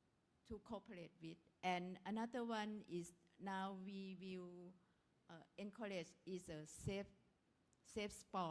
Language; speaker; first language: English; non-native, learner; Thai